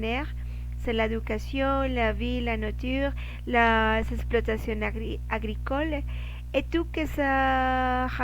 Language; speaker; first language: French; non-native, learner; Spanish